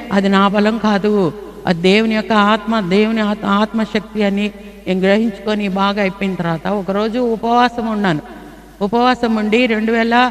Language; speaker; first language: Telugu; non-native, fluent; Bangla